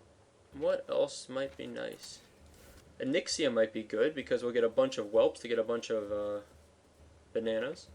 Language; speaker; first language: English; native; English